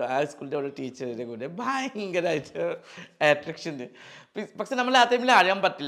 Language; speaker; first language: Malayalam; non-native, learner; Assamese